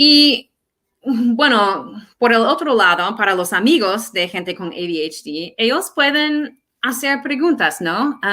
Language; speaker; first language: Spanish; non-native, fluent; English